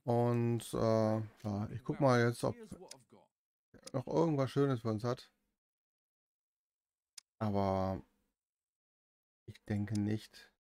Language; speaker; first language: German; native; German